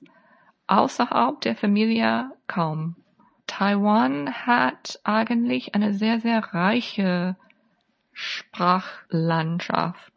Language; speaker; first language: German; non-native, fluent; English